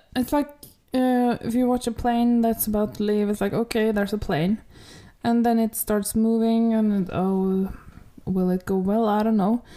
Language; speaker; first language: English; non-native, fluent; Norwegian